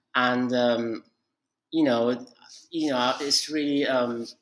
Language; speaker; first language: English; non-native, fluent; Arabic